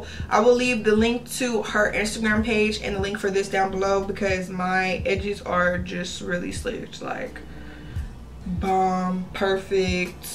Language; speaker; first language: English; native; English